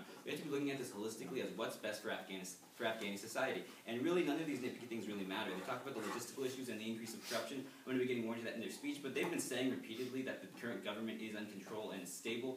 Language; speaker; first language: English; native; English